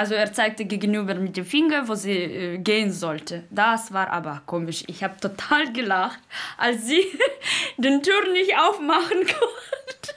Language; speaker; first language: German; non-native, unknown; Uzbek